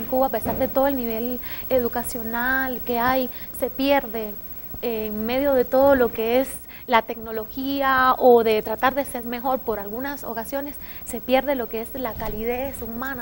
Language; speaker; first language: Spanish; native; Spanish